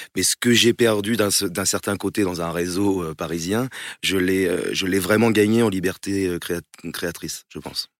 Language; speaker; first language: French; native; French